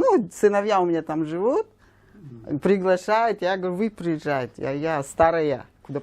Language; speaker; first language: Russian; non-native, local second language; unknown